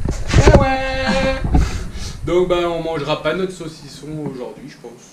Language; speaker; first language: French; native; French